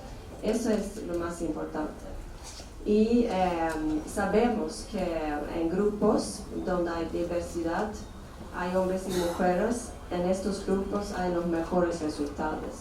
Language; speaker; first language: Spanish; non-native, fluent; Swedish